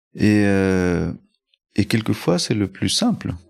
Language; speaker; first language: French; early bilingual, other home language; Spanish